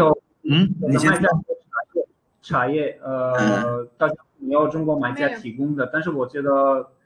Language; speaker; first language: Chinese; non-native, fluent; Romanian